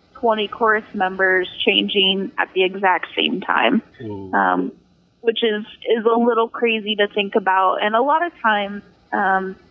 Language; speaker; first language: English; native; English